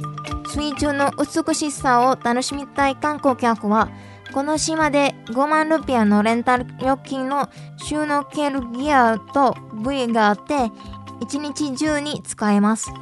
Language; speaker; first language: Japanese; non-native, fluent; Indonesian